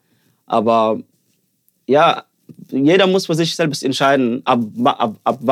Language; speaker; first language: German; early bilingual, other home language; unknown